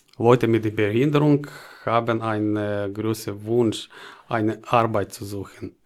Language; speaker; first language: German; non-native, learner; Ukrainian